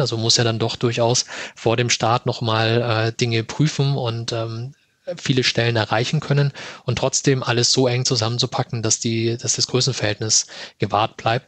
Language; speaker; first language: German; native; German